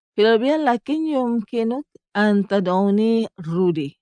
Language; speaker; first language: Arabic; non-native, fluent; Indonesian